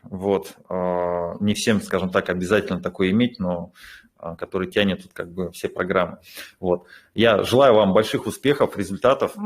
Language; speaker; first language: Russian; native; Russian